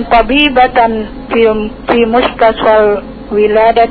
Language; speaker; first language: Arabic; non-native, learner; Indonesian